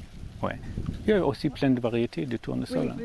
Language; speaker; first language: French; non-native, learner; German